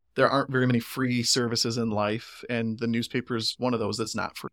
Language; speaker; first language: English; native; English